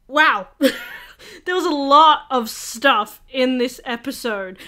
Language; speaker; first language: English; native; English